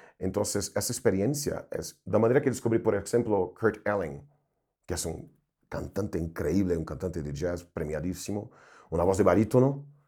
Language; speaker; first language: Spanish; non-native, fluent; Portuguese